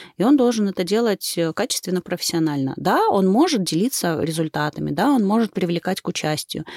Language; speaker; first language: Russian; native; Russian